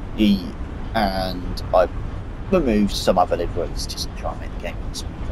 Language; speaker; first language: English; native; English